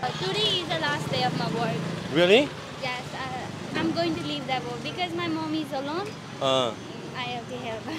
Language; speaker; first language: English; non-native, local second language; Nepali